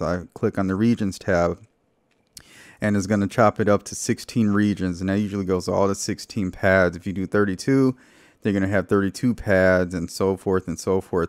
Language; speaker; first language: English; native; English